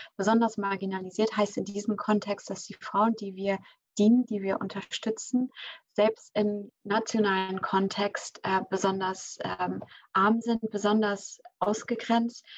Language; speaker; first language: German; early bilingual, other home language; English